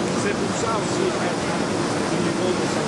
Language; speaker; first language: French; non-native, local second language; Arabic